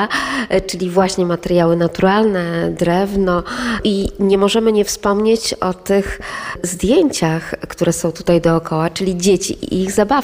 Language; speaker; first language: Polish; native; Polish